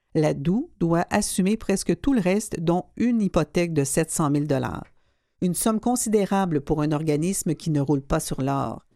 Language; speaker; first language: French; native; French